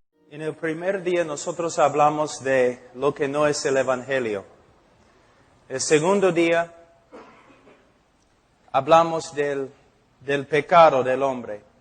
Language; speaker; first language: Spanish; non-native, fluent; English